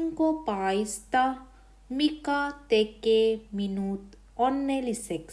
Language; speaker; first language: Finnish; non-native, fluent; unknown